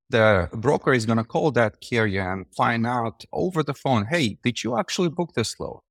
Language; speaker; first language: English; non-native, fluent; Romanian